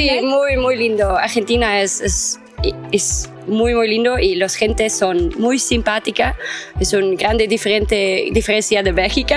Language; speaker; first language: Spanish; non-native, learner; French